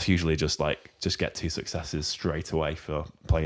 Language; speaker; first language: English; native; English